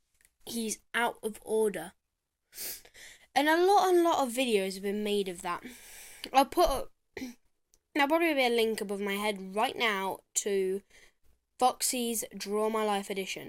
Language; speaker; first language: English; native; English